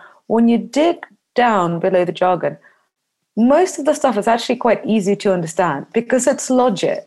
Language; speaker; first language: English; early bilingual, other home language; Russian